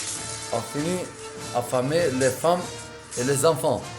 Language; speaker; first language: French; non-native, learner; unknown